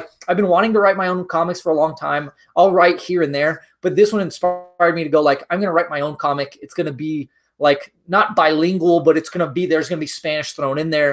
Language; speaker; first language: English; native; English